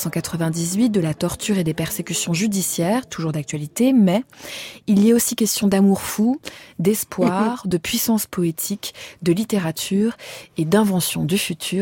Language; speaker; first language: French; native; French